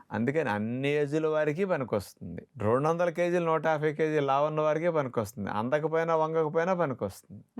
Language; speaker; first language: Telugu; native; Telugu